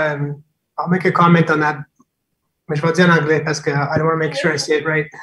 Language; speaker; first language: French; non-native, fluent; English